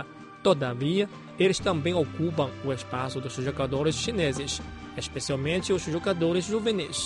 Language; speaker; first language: Portuguese; non-native, fluent; Chinese